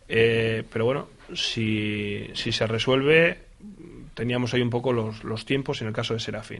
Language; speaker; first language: Spanish; native; Spanish